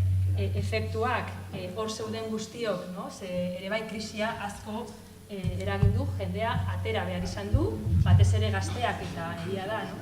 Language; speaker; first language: Basque; non-native, local second language; Spanish